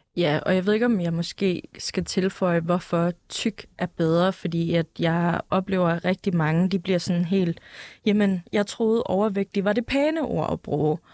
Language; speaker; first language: Danish; native; Danish